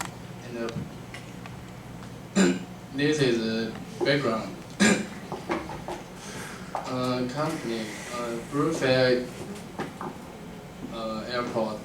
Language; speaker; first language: English; non-native, learner; Chinese